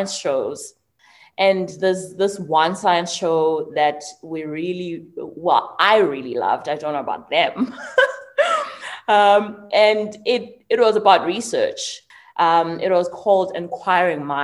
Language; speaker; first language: English; non-native, local second language; Xhosa